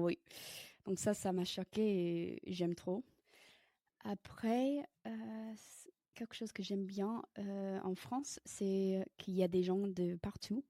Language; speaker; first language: French; non-native, fluent; English